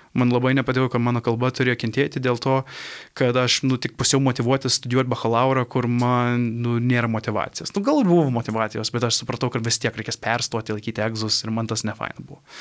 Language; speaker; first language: Lithuanian; early bilingual, heritage; Lithuanian